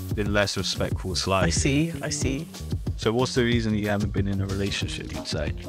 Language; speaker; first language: English; native; English